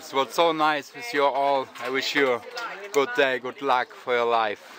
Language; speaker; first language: English; non-native, learner; German